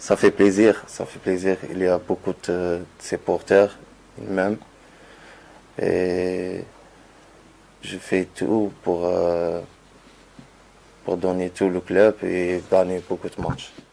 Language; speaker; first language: French; non-native, learner; Arabic